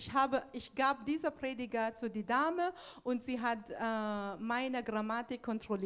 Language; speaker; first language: German; non-native, fluent; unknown